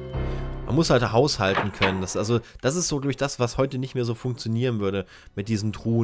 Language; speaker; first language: German; native; German